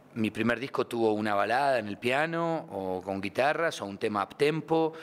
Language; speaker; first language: Spanish; native; Spanish